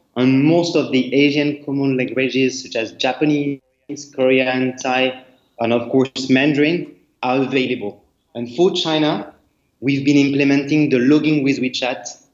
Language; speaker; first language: English; non-native, fluent; French